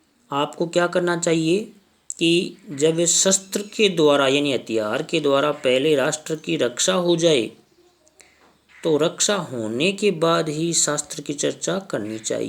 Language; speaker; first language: Hindi; native; Hindi